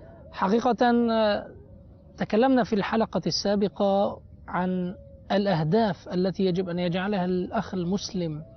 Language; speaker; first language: Arabic; native; Arabic